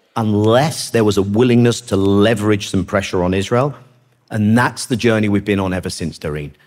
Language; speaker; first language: English; native; English